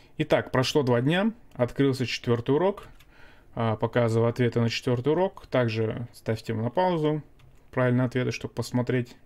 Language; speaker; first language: Russian; native; Russian